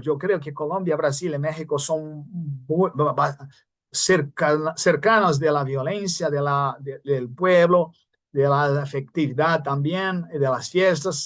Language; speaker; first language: Spanish; non-native, fluent; Portuguese